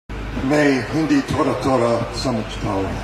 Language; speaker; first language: Hindi; non-native, learner; English